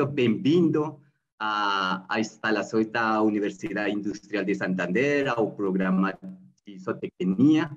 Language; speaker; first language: Portuguese; non-native, learner; Spanish